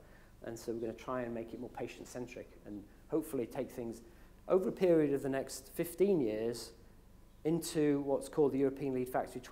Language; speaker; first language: English; native; English